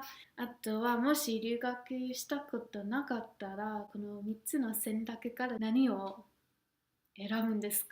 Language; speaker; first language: Japanese; non-native, fluent; English